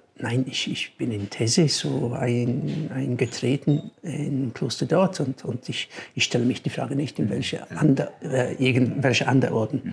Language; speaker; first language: German; non-native, fluent; English